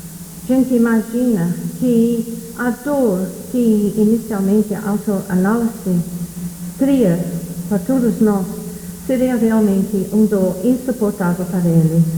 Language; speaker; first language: Portuguese; non-native, fluent; English